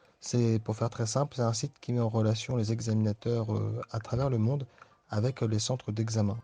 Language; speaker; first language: French; native; French